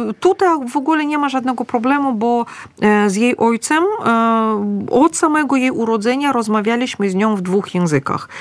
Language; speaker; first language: Polish; non-native, fluent; Russian